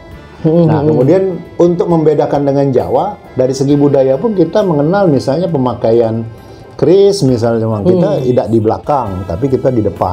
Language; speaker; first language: Indonesian; native; Indonesian